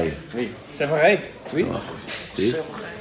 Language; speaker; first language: French; non-native, learner; English